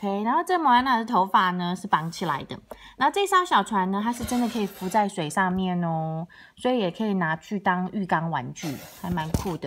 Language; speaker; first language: Chinese; native; Chinese